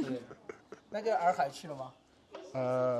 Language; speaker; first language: Chinese; native; Chinese